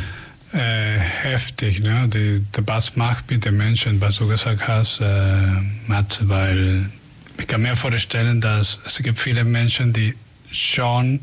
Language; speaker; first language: German; non-native, fluent; Spanish